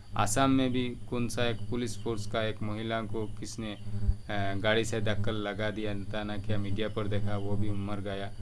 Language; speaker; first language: Hindi; non-native, local second language; Bangla